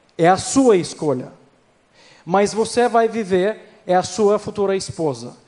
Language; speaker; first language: Portuguese; non-native, fluent; Ukrainian